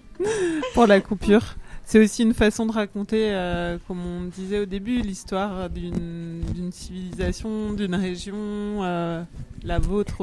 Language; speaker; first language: French; native; French